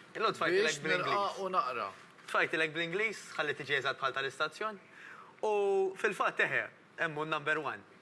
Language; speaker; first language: Maltese; native; Maltese